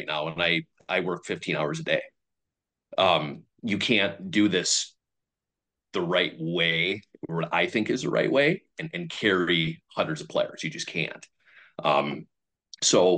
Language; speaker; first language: English; native; English